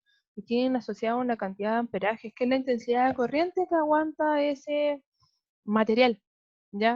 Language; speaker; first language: Spanish; native; Spanish